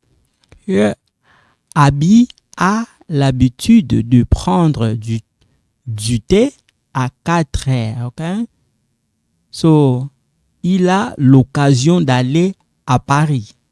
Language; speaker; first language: French; non-native, local second language; Lingala